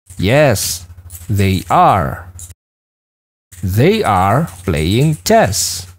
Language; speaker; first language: English; non-native, fluent; Indonesian